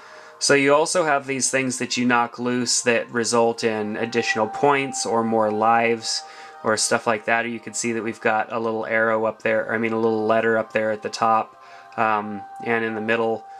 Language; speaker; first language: English; native; English